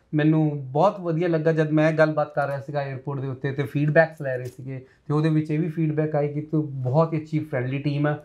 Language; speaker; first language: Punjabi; non-native, local second language; Hindi